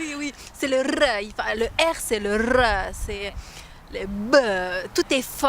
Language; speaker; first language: French; non-native, local second language; Arabic